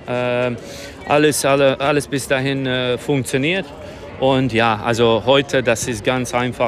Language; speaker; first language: German; non-native, learner; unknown